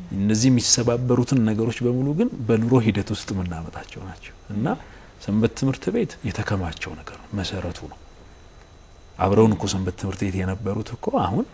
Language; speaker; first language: Amharic; native; Amharic